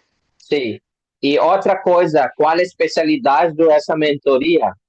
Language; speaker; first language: Portuguese; non-native, learner; Hindi